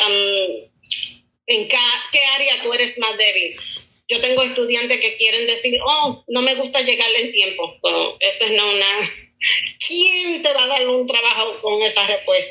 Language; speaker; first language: Spanish; early bilingual, heritage; Spanish